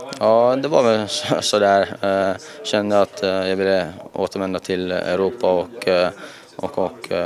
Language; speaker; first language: Swedish; non-native, fluent; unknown